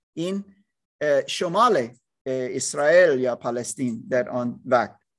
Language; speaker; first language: Persian; non-native, learner; English